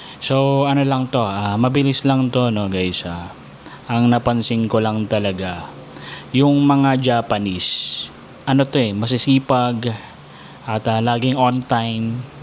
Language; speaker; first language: Filipino; native; Filipino